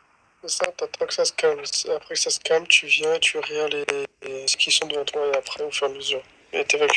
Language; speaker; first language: French; native; French